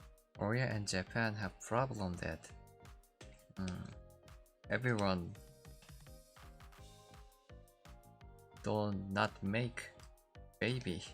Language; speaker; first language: English; non-native, learner; Korean